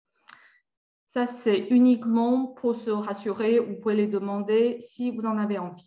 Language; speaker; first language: French; native; French